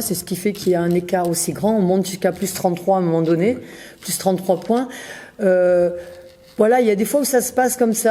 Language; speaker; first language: French; native; French